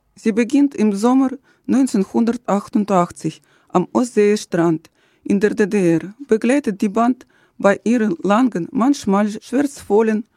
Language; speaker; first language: German; non-native, fluent; Russian